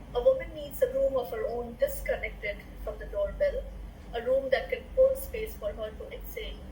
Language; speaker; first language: English; non-native, local second language; Hindi